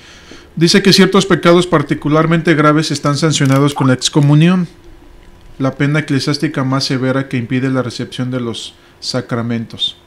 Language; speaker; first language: Spanish; native; Spanish